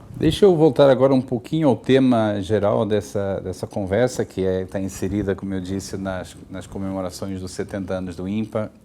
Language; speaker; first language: Portuguese; native; Portuguese